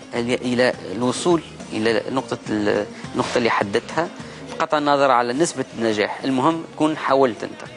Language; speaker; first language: Arabic; native; Arabic